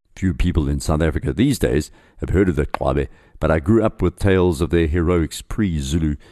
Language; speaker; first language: English; native; English